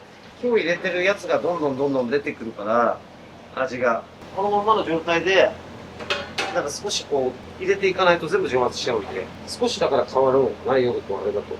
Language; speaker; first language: Japanese; native; Japanese